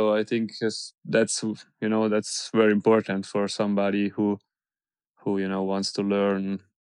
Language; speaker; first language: English; non-native, fluent; German